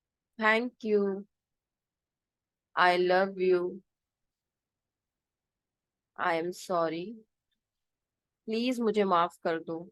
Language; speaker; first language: Hindi; native; Hindi